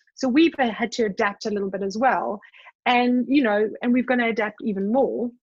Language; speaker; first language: English; native; English